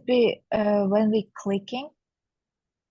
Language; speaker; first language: English; non-native, learner; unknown